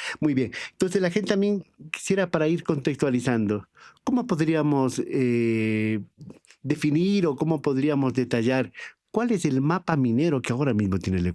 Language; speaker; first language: Spanish; native; Spanish